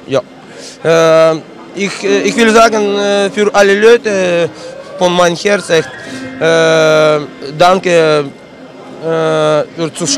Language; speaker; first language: German; non-native, learner; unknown